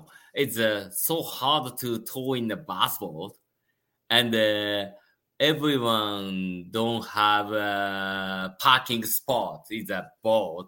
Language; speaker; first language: English; non-native, learner; Japanese